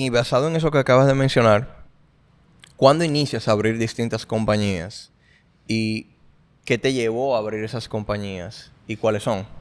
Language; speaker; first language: Spanish; native; Spanish